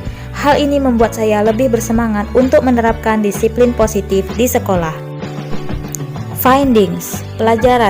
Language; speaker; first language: Indonesian; native; Indonesian